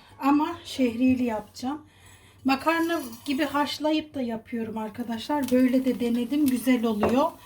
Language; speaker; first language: Turkish; native; Turkish